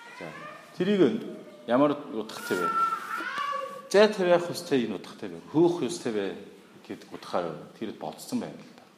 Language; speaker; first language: Mongolian; non-native, fluent; Korean